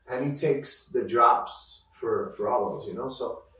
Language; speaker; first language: English; early bilingual, other home language; Spanish